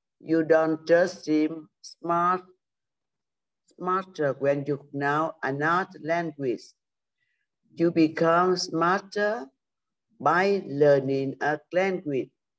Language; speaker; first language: English; non-native, learner; Vietnamese